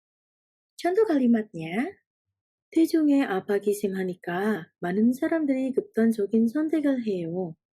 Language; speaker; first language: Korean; non-native, fluent; Indonesian